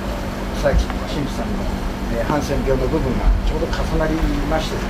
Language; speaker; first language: Japanese; native; Japanese